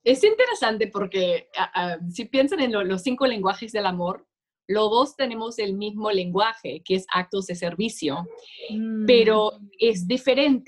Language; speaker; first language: Spanish; non-native, fluent; English